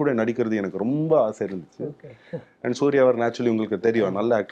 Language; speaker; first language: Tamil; non-native, local second language; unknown